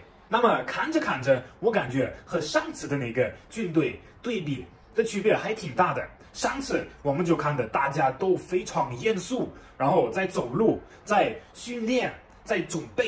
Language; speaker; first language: Chinese; non-native, fluent; German